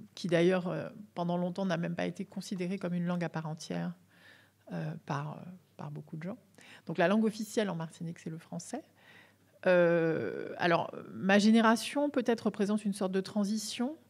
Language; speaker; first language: French; native; French